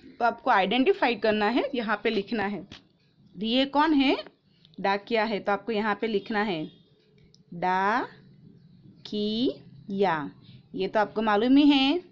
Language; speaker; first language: Hindi; non-native, local second language; Gujarati